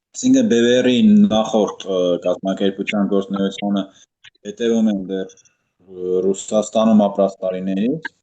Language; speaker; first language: Armenian; early bilingual, heritage; Armenian